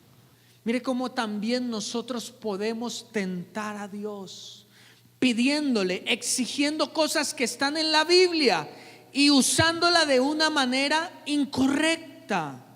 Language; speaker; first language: Spanish; native; Spanish